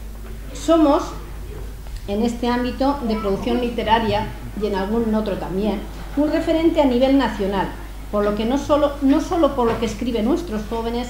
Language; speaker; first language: Spanish; native; Spanish